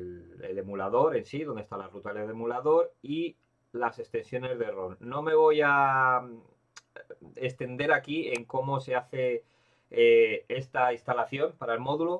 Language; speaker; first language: Spanish; native; Spanish